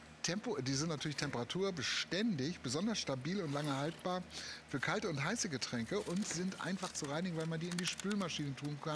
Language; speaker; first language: German; native; German